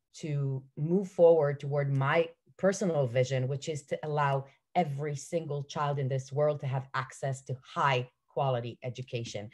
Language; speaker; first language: English; non-native, fluent; Hebrew